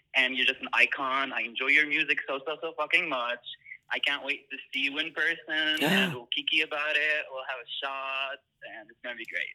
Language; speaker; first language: English; non-native, fluent; Arabic